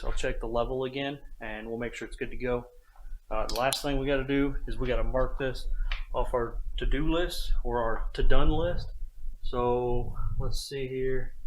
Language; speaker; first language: English; native; English